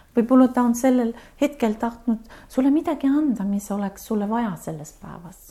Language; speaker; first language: Estonian; native; Estonian